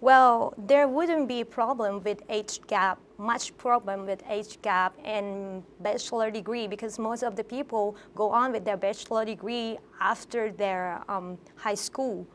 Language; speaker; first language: English; non-native, fluent; Thai